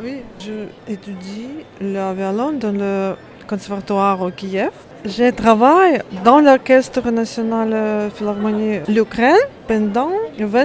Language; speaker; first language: French; non-native, learner; Ukrainian